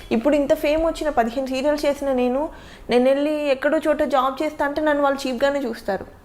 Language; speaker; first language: Telugu; native; Telugu